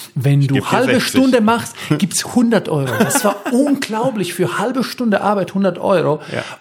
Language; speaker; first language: German; non-native, fluent; Croatian